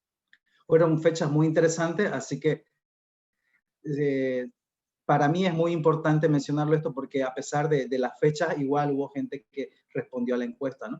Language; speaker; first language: Spanish; native; Spanish